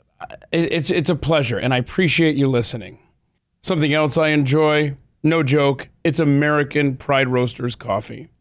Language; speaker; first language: English; native; English